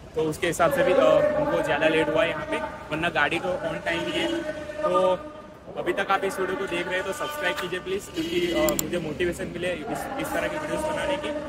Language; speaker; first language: Hindi; non-native, local second language; Gujarati